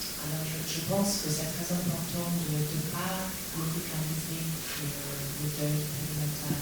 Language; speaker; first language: French; non-native, fluent; English